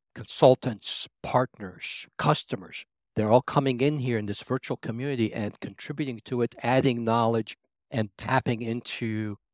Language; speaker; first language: English; early bilingual, other home language; Arabic